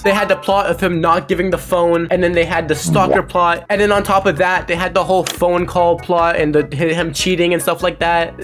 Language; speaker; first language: English; native; English